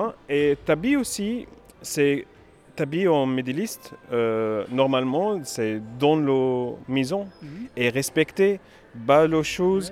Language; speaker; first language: French; non-native, learner; Arabic